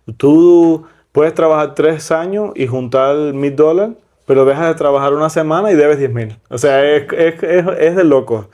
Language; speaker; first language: Spanish; native; Spanish